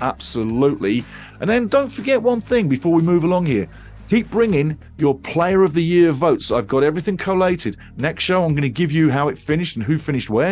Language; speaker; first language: English; native; English